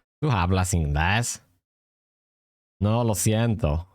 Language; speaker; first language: Spanish; non-native, learner; English